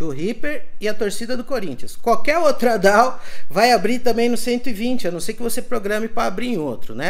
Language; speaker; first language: Portuguese; native; Portuguese